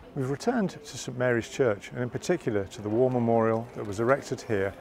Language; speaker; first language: English; native; English